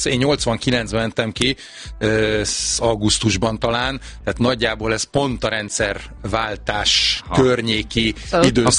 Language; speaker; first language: Hungarian; native; Hungarian